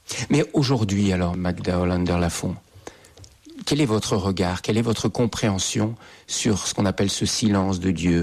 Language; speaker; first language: French; native; French